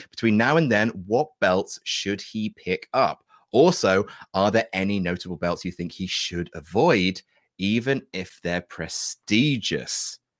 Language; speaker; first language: English; native; English